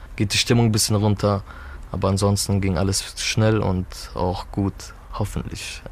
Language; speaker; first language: German; early bilingual, other home language; Turkish